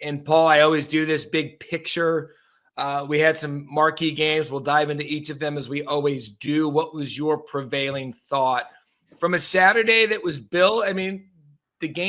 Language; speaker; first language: English; native; English